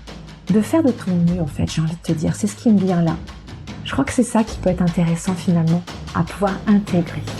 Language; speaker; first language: French; native; French